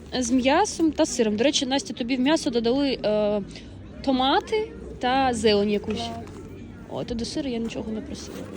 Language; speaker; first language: Ukrainian; non-native, local second language; Russian